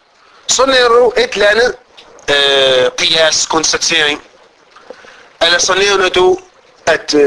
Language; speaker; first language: Danish; non-native, fluent; Arabic